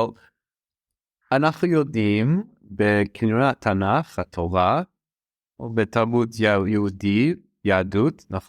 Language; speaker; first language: Hebrew; non-native, fluent; English